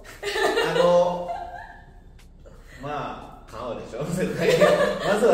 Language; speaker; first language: Japanese; non-native, fluent; Indonesian